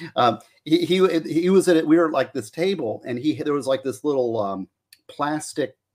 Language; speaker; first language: English; native; English